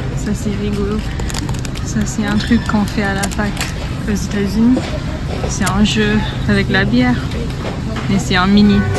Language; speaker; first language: French; non-native, fluent; English